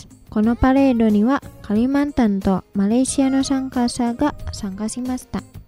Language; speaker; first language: Japanese; non-native, fluent; Indonesian